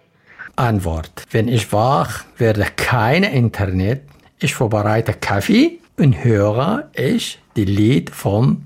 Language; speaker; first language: German; non-native, learner; Arabic